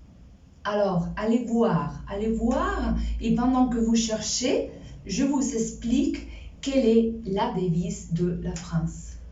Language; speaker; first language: French; non-native, fluent; Spanish